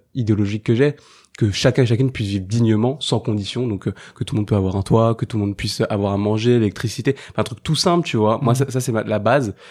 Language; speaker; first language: French; native; French